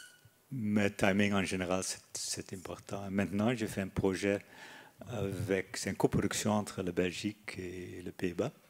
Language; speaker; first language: French; non-native, fluent; Dutch